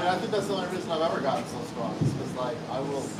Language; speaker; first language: English; native; English